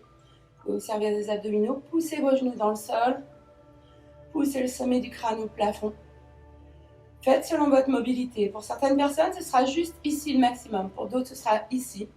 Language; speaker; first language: French; native; French